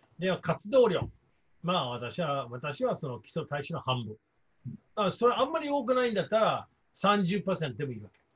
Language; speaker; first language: Japanese; non-native, fluent; English